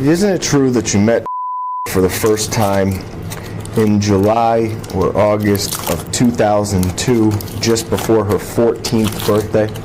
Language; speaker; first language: English; native; English